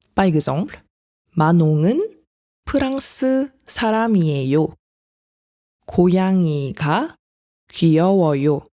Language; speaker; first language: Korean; non-native, fluent; French